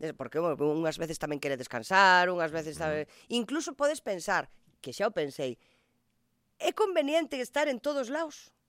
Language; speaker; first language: Galician; non-native, local second language; Spanish